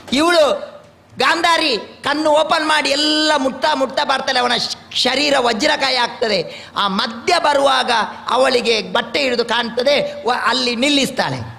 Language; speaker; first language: Kannada; non-native, local second language; Tulu